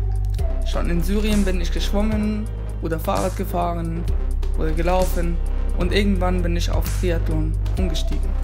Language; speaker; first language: German; non-native, fluent; Arabic